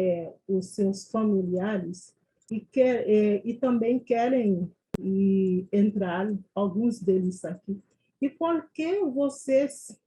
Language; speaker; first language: Portuguese; non-native, fluent; Haitian Creole